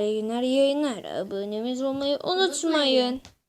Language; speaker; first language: Turkish; native; Turkish